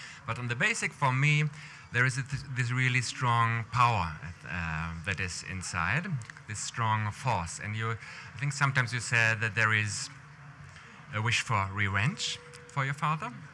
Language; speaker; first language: English; non-native, fluent; German